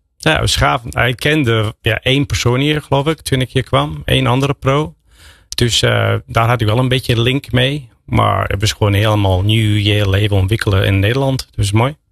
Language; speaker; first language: Dutch; non-native, fluent; English